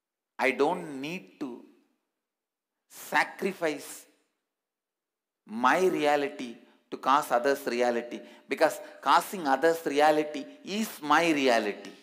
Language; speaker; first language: English; non-native, local second language; Tamil